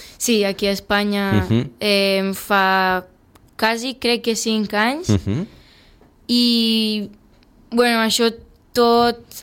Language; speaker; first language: Catalan; early bilingual, other home language; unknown